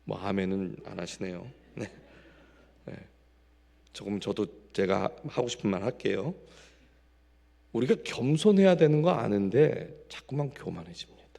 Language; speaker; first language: Korean; native; Korean